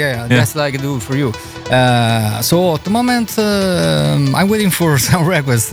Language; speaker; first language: English; non-native, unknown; Italian